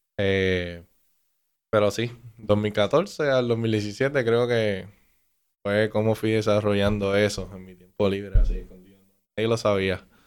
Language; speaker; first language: Spanish; native; Spanish